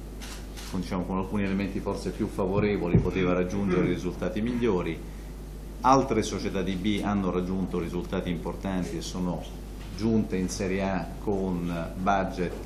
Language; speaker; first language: Italian; native; Italian